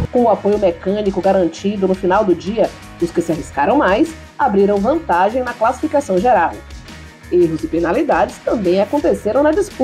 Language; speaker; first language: Portuguese; native; Portuguese